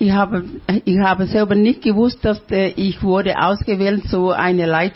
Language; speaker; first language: German; non-native, fluent; Thai